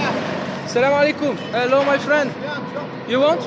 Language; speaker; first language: English; non-native, learner; French